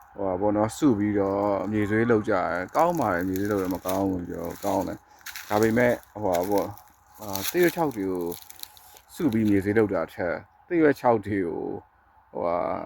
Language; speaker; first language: Burmese; native; Burmese